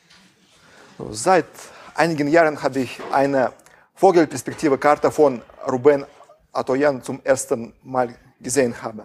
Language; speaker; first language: German; non-native, fluent; Russian